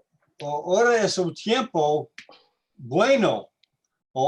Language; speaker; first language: Spanish; non-native, learner; English